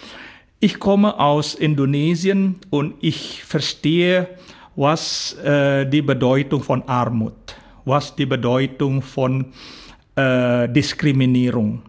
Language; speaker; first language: German; non-native, fluent; Indonesian